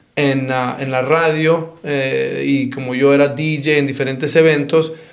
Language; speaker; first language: Spanish; early bilingual, heritage; Spanish